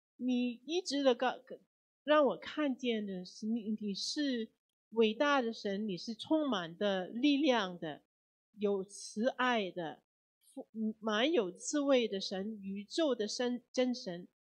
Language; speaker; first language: Chinese; non-native, fluent; Cantonese